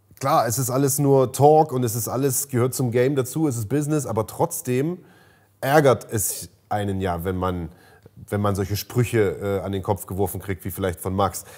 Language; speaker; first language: German; native; German